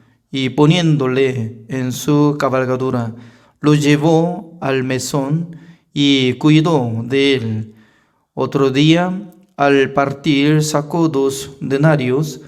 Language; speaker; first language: Spanish; non-native, fluent; Korean